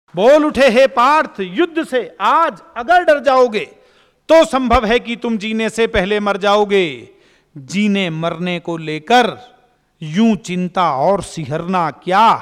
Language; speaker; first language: Hindi; native; Hindi